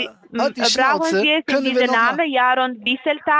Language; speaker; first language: German; non-native, fluent; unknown